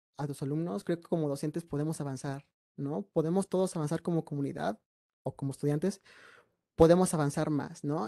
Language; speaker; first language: Spanish; native; Spanish